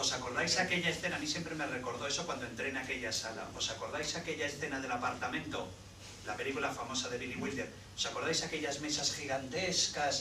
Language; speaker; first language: Spanish; native; Spanish